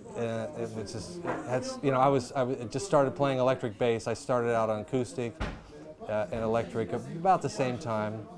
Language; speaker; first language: English; native; English